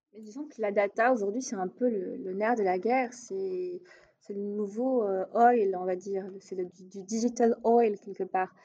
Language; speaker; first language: French; non-native, local second language; Arabic